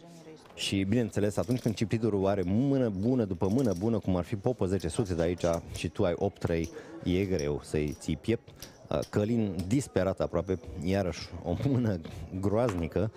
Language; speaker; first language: Romanian; native; Romanian